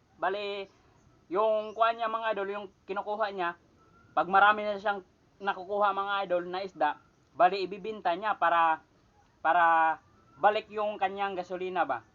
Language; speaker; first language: Filipino; non-native, local second language; Cebuano